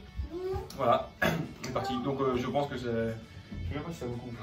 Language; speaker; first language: French; native; French